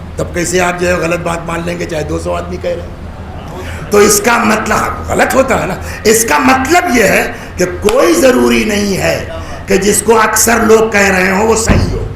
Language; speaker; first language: Urdu; native; Urdu